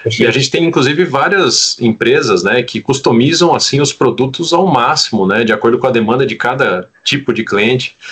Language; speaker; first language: Portuguese; native; Portuguese